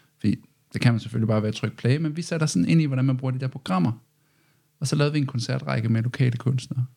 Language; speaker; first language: Danish; native; Danish